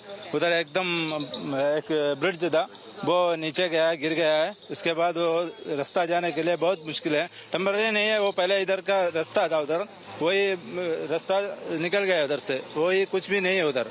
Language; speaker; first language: Hindi; non-native, local second language; Malayalam